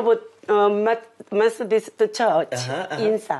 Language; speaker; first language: English; non-native, learner; Korean